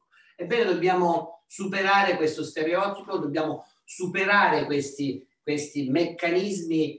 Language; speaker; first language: Italian; native; Italian